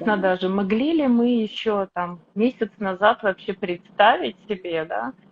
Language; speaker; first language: Russian; native; Russian